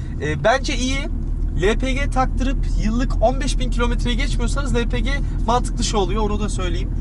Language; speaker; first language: Turkish; native; Turkish